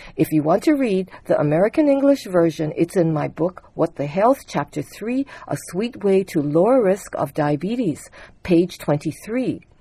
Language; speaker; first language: English; early bilingual, other home language; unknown